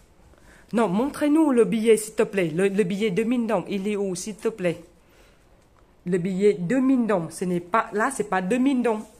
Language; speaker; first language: French; non-native, fluent; Vietnamese